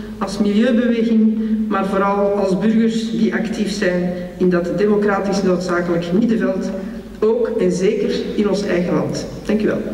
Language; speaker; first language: Dutch; native; Dutch